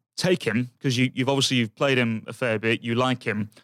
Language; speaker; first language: English; native; English